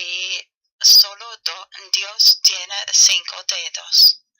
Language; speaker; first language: Spanish; non-native, fluent; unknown